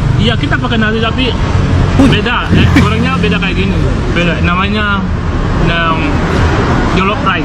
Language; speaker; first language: Indonesian; non-native, fluent; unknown